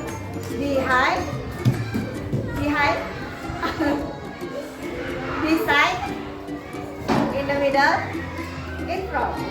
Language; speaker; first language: English; non-native, learner; Indonesian